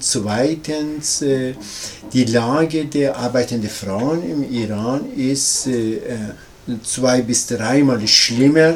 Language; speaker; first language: German; non-native, learner; Persian